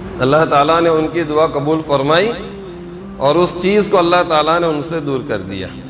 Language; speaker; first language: Urdu; non-native, local second language; Gujarati